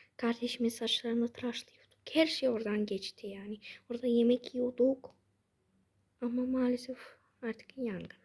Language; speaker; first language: Turkish; early bilingual, heritage; Turkish